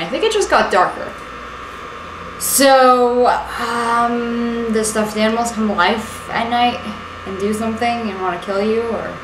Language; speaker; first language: English; native; English